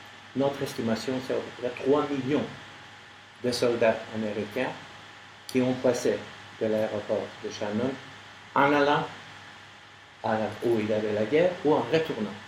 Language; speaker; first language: French; non-native, learner; English